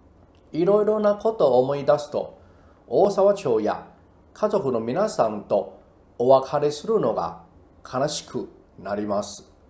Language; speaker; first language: Japanese; non-native, fluent; Chinese